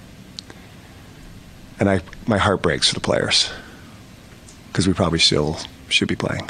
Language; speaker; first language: English; native; English